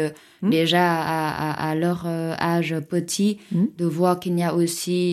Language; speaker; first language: French; non-native, fluent; Vietnamese